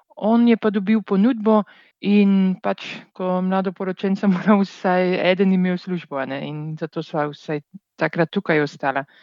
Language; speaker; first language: Slovenian; non-native, fluent; Dutch